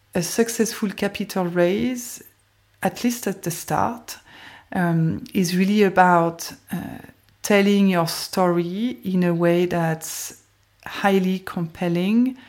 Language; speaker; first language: English; non-native, fluent; French